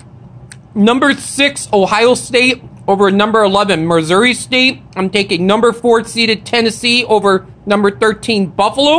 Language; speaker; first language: English; native; English